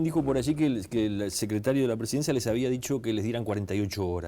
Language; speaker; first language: Spanish; native; Spanish